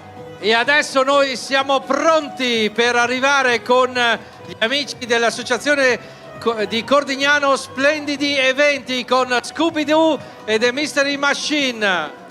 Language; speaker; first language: Italian; native; Italian